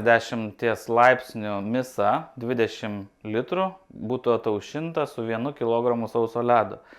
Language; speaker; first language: Lithuanian; native; Lithuanian